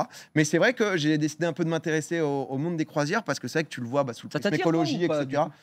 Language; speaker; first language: French; native; French